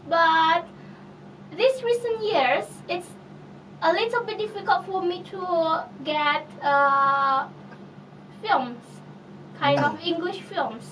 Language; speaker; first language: English; non-native, fluent; Indonesian